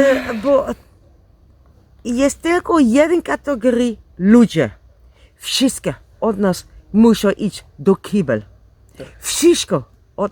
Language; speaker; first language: Polish; non-native, learner; Dutch